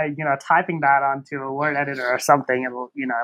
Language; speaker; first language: English; non-native, local second language; Bangla